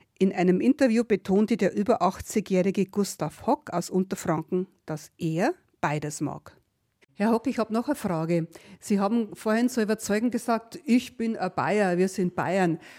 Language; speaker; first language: German; native; German